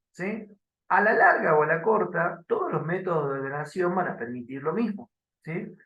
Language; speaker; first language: Spanish; native; Spanish